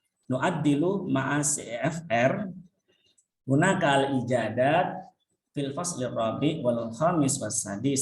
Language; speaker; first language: Arabic; non-native, fluent; Indonesian